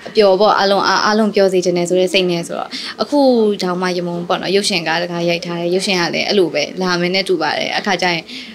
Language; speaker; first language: Burmese; native; Burmese